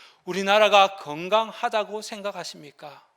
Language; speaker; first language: Korean; native; Korean